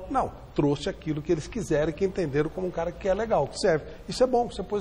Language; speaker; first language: Portuguese; native; Portuguese